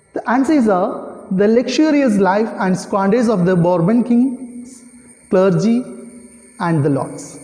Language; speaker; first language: English; non-native, local second language; Malayalam